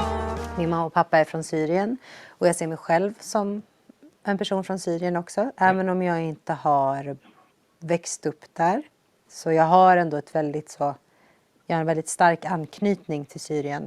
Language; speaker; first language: Swedish; early bilingual, other home language; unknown